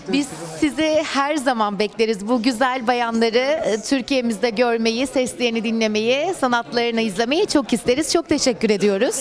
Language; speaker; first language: Turkish; native; Turkish